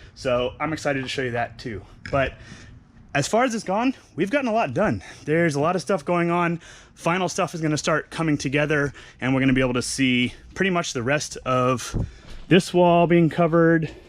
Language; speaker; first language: English; native; English